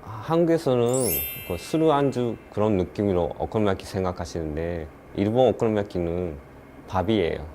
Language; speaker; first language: Korean; non-native, learner; Japanese